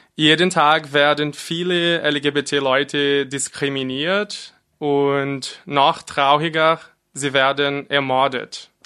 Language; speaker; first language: German; non-native, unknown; Portuguese